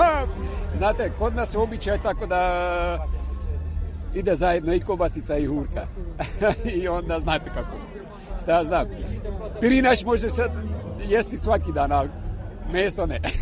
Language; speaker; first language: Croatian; non-native, local second language; Hungarian